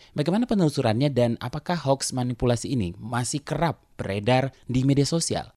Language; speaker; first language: Indonesian; native; Indonesian